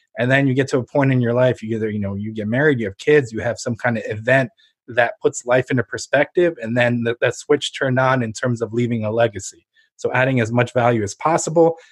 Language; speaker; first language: English; early bilingual, other home language; Ukrainian